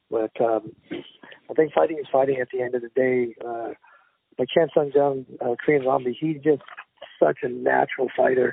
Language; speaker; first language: English; native; English